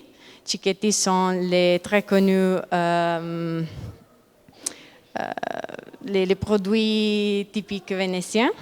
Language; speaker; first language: French; non-native, learner; Italian